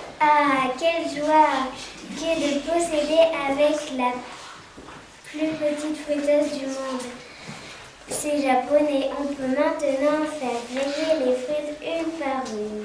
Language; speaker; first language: French; native; French